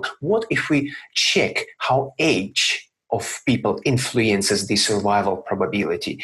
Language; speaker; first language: English; non-native, fluent; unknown